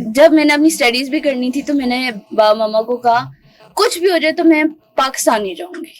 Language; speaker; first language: Urdu; early bilingual, heritage; Urdu